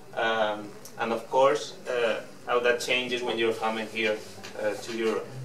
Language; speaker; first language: English; non-native, fluent; Spanish